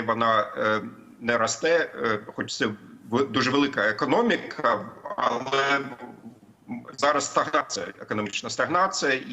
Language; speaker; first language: Ukrainian; non-native, fluent; German